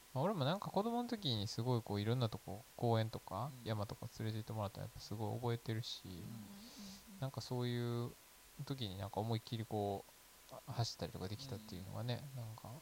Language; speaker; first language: Japanese; native; Japanese